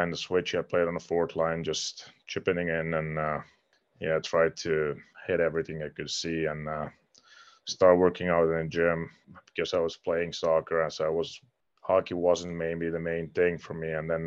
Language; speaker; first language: English; non-native, fluent; Finnish